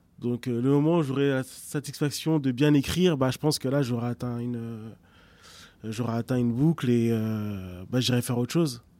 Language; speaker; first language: French; early bilingual, other home language; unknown